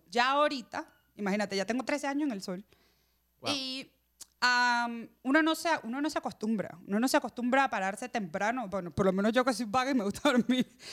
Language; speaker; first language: Spanish; native; Spanish